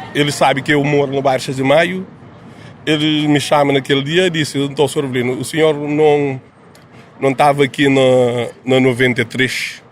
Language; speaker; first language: Portuguese; non-native, local second language; Kabuverdianu